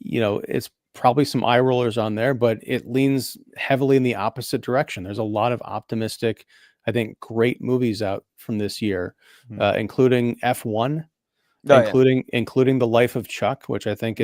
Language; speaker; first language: English; native; English